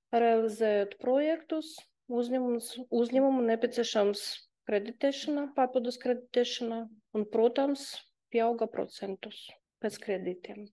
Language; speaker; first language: Latvian; non-native, local second language; Russian